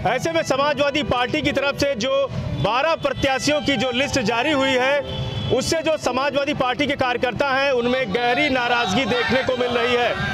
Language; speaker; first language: Hindi; native; Hindi